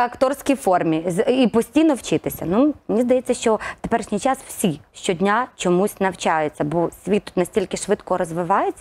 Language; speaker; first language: Ukrainian; native; Ukrainian